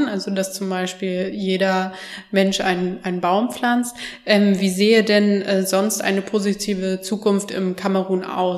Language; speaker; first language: German; native; German